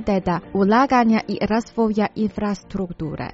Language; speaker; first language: Croatian; non-native, fluent; Chinese